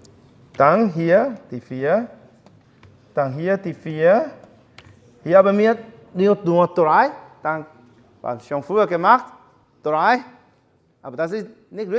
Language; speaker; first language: German; non-native, fluent; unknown